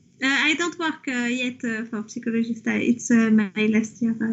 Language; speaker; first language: English; non-native, learner; French